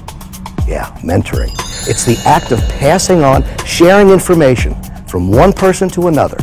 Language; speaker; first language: English; native; English